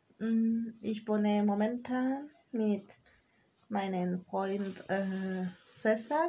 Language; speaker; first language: German; non-native, learner; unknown